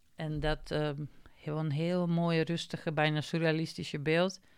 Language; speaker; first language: Dutch; non-native, fluent; Macedonian